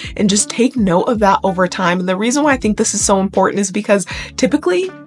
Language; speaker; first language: English; native; English